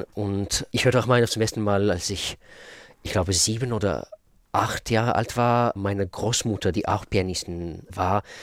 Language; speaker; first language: German; non-native, fluent; Russian